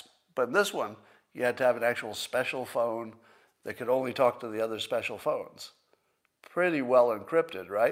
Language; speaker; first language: English; native; English